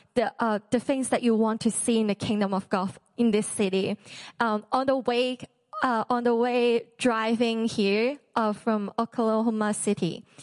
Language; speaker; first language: English; non-native, local second language; Cantonese